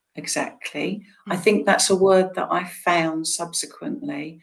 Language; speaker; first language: English; native; English